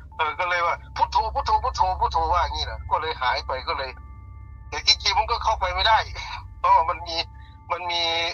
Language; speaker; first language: Thai; non-native, local second language; Northeastern Thai